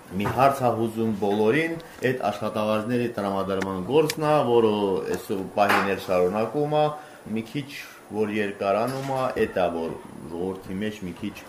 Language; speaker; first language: Armenian; native; Armenian